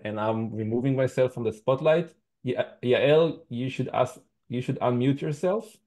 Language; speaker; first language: English; non-native, fluent; Hebrew